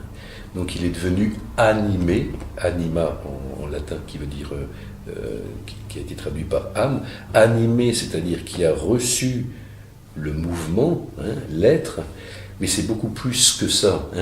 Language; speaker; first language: French; native; French